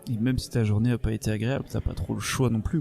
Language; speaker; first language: French; native; French